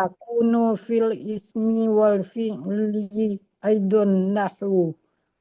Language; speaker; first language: Arabic; non-native, learner; Indonesian